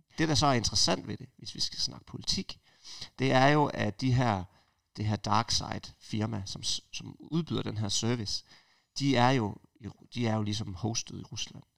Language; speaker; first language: Danish; native; Danish